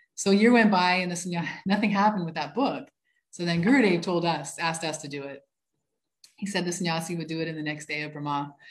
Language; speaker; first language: English; native; English